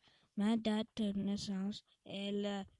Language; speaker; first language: French; non-native, learner; English